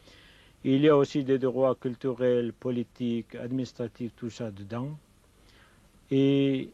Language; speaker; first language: French; non-native, fluent; Kurdish